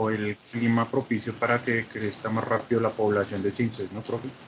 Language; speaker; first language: Spanish; native; Spanish